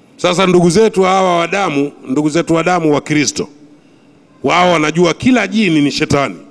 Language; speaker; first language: Swahili; native; Swahili